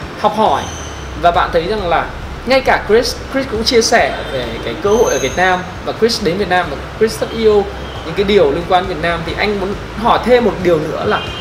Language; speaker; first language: Vietnamese; native; Vietnamese